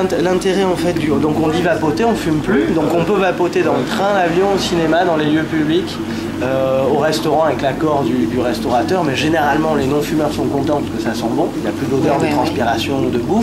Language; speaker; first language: French; native; French